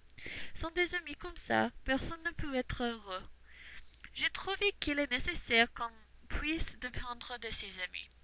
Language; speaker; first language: French; non-native, learner; English